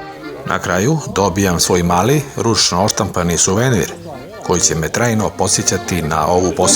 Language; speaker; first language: Serbian; native; Serbian